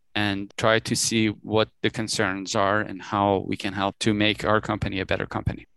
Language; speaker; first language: English; early bilingual, other home language; Persian